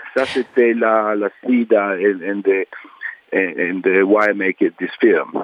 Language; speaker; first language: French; non-native, learner; Italian